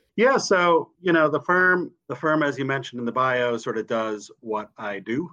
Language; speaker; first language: English; native; English